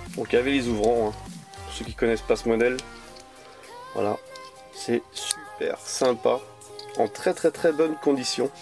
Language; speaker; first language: French; native; French